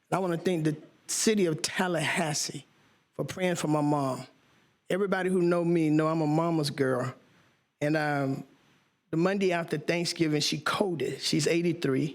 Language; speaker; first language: English; native; English